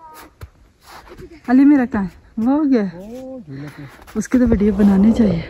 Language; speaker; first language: Urdu; native; Urdu